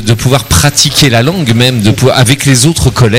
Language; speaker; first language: French; native; French